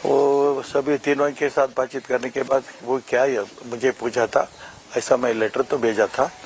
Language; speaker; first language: Hindi; non-native, local second language; Kannada